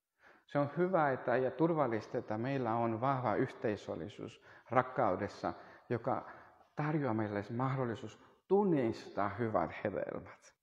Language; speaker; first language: Finnish; non-native, fluent; Spanish